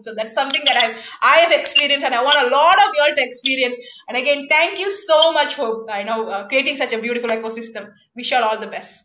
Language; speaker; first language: English; non-native, local second language; Tamil